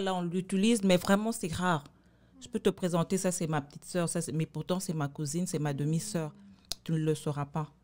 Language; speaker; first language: French; non-native, local second language; Lingala